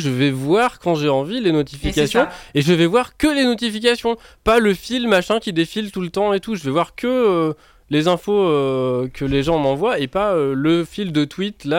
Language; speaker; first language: French; native; French